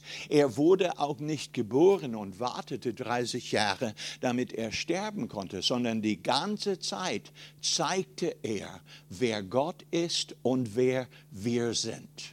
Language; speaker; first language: German; non-native, fluent; English